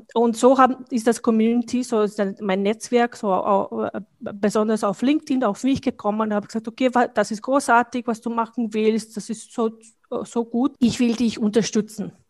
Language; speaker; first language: German; non-native, fluent; Bosnian